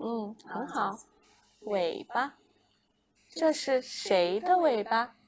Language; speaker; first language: Chinese; non-native, fluent; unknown